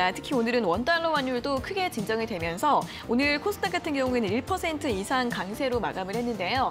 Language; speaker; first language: Korean; native; Korean